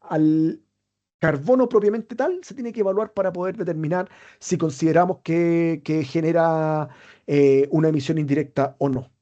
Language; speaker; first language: Spanish; native; Spanish